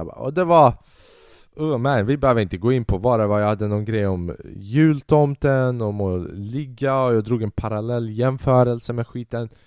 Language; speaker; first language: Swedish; early bilingual, other home language; Albanian